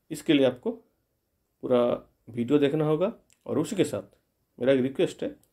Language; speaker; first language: Hindi; non-native, local second language; Bangla